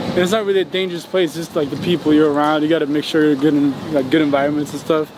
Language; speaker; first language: English; non-native, fluent; Norwegian